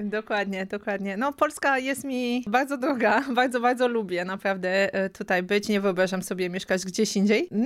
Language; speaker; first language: Polish; non-native, fluent; Romanian